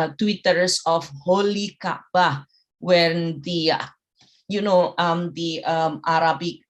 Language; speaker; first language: English; non-native, learner; Indonesian